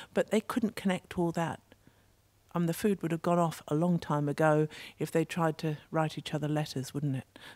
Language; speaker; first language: English; native; English